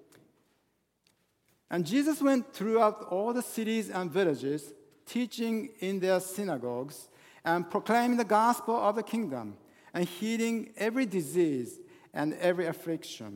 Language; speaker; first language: English; non-native, fluent; Japanese